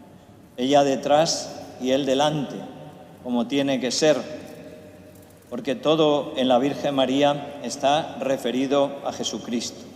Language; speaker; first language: Spanish; native; Spanish